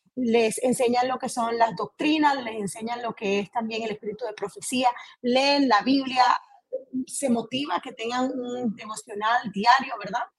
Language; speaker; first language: Spanish; early bilingual, heritage; Spanish